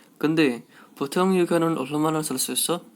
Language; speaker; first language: Korean; non-native, fluent; Indonesian